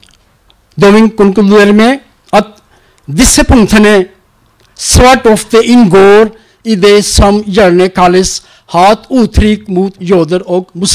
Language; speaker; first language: Norwegian; non-native, learner; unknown